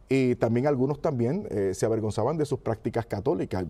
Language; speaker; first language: Spanish; native; Spanish